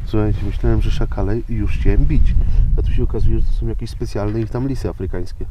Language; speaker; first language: Polish; native; Polish